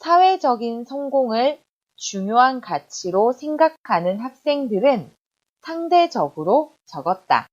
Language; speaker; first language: Korean; non-native, fluent; Chinese